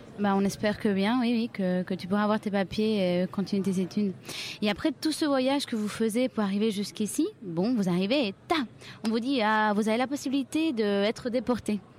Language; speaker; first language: French; native; French